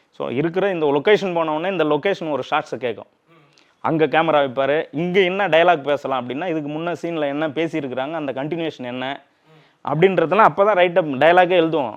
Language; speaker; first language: Tamil; native; Tamil